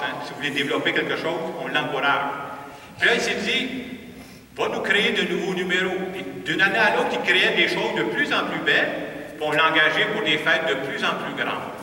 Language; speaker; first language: French; native; French